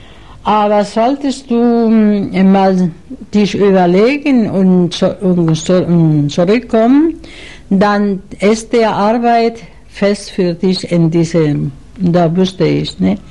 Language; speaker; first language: German; non-native, fluent; Spanish